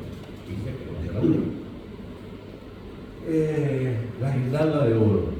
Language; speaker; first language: Spanish; native; Spanish